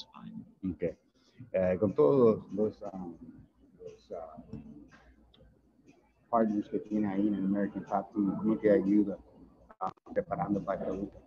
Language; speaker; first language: Spanish; non-native, learner; English